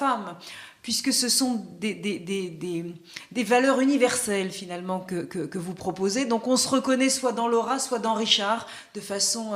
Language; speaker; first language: French; native; French